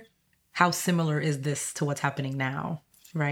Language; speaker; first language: English; non-native, fluent; Spanish